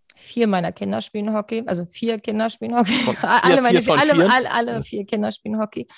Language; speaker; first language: German; native; German